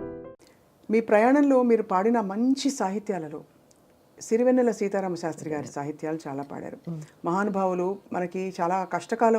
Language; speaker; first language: Telugu; native; Telugu